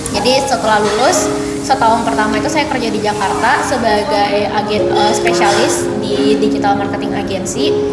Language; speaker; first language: Indonesian; native; Indonesian